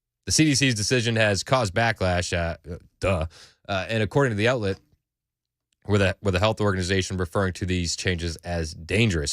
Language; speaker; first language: English; native; English